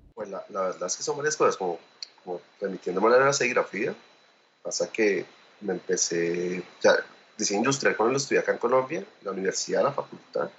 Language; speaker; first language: Spanish; native; Spanish